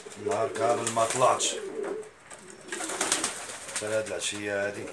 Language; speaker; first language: Arabic; native; Arabic